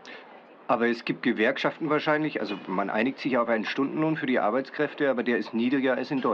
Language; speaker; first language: German; native; German